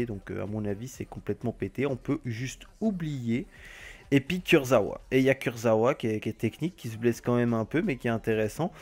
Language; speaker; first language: French; native; French